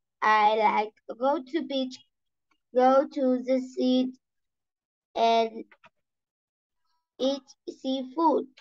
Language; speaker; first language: English; non-native, learner; Vietnamese